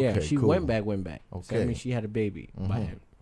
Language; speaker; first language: English; native; English